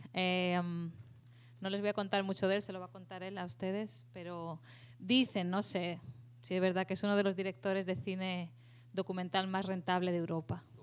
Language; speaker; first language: Spanish; native; Spanish